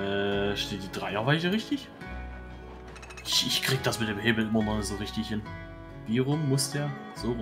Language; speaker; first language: German; native; German